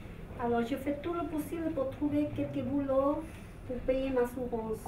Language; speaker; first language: French; non-native, learner; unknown